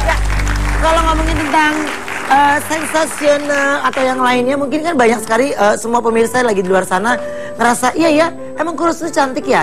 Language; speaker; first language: Indonesian; native; Indonesian